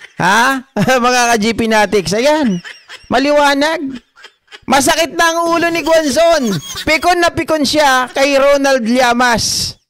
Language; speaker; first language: Filipino; native; Filipino